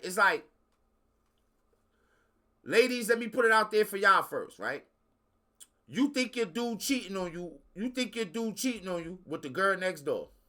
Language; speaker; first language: English; native; English